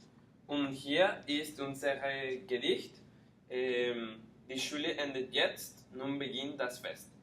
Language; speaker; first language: German; non-native, learner; Spanish